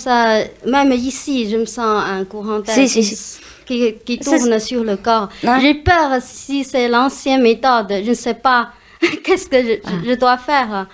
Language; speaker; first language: French; non-native, fluent; Chinese